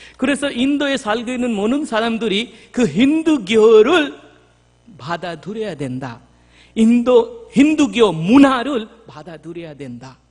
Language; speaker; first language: Korean; non-native, fluent; Bangla